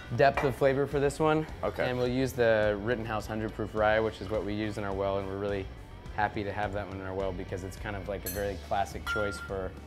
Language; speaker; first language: English; native; English